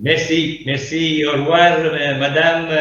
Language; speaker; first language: French; non-native, learner; Italian